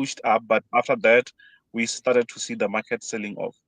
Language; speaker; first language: English; non-native, fluent; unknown